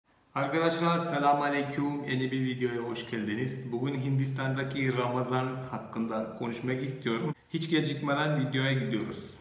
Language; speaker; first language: Turkish; non-native, fluent; Malayalam